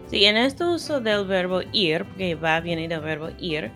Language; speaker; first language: Spanish; non-native, fluent; English